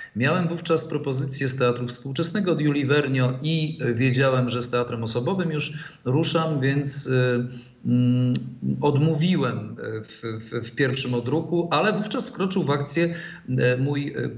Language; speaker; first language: Polish; native; Polish